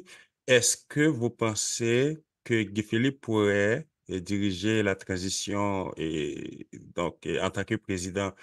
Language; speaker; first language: French; non-native, local second language; Haitian Creole